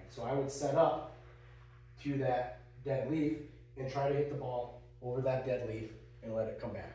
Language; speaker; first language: English; native; English